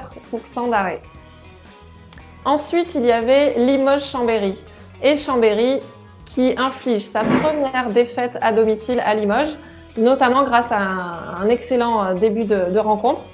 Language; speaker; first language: French; native; French